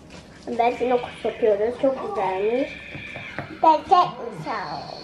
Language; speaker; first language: Turkish; early bilingual, other home language; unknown